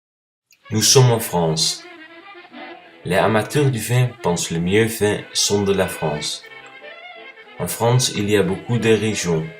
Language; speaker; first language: French; non-native, learner; Dutch